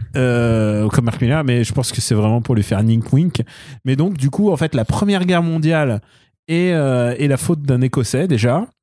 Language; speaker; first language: French; early bilingual, other home language; Russian